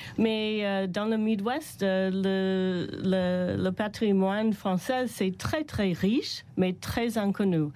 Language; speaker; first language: French; non-native, learner; English